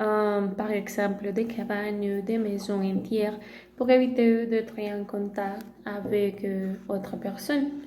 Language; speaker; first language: French; non-native, learner; Spanish